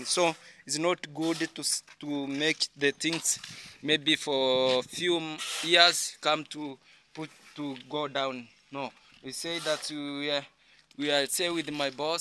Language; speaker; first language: English; non-native, learner; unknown